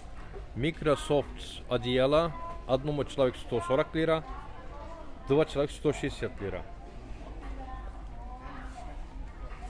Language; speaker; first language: Russian; non-native, learner; Turkish